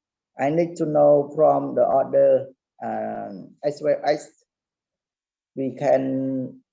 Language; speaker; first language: English; non-native, learner; Khmer